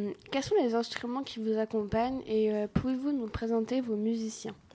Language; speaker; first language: French; native; French